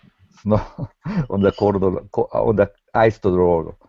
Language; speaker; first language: English; non-native, learner; Japanese